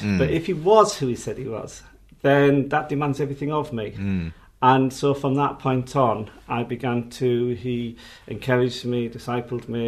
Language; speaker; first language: English; native; English